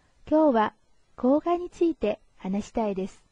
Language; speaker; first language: Japanese; non-native, fluent; Chinese